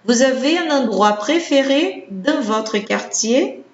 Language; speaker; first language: French; non-native, fluent; Portuguese